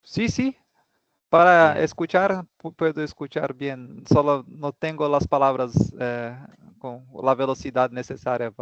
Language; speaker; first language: Spanish; non-native, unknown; Portuguese